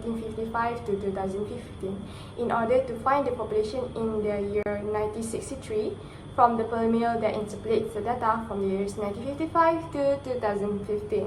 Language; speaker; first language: English; non-native, local second language; Malay